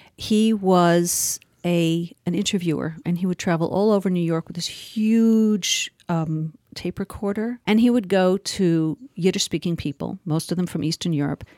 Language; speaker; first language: English; early bilingual, other home language; Yiddish